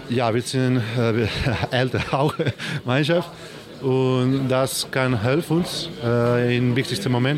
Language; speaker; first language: German; non-native, learner; Spanish